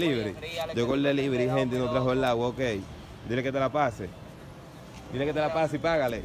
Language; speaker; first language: Spanish; native; Spanish